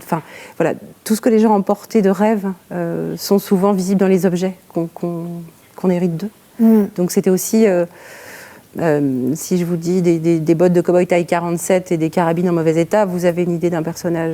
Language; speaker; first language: French; native; French